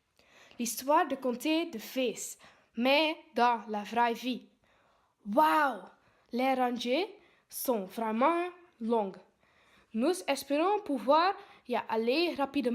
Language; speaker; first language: French; non-native, learner; Dutch